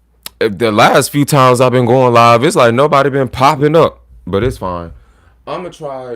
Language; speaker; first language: English; native; English